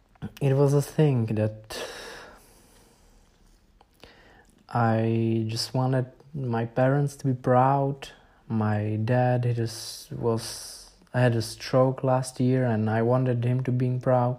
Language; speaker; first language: English; non-native, fluent; Czech